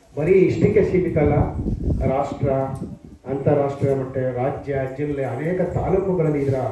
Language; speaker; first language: Kannada; native; Kannada